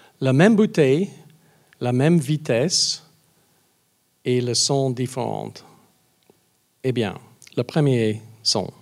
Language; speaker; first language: French; non-native, learner; English